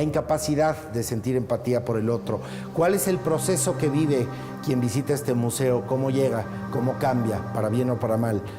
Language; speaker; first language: Spanish; native; Spanish